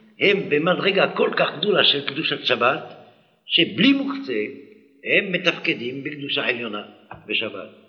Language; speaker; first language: Hebrew; non-native, fluent; French